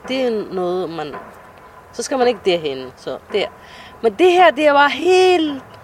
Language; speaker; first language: Danish; non-native, fluent; Somali